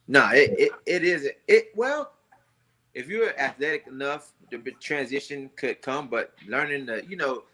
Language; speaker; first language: English; native; English